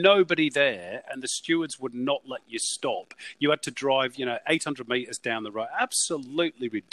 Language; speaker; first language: English; native; English